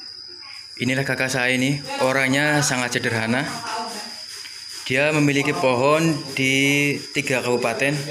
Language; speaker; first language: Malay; non-native, local second language; Javanese